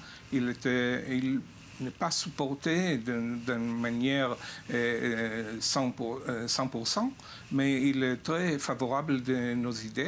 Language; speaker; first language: French; non-native, fluent; Hebrew